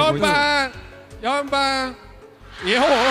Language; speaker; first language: Japanese; native; Japanese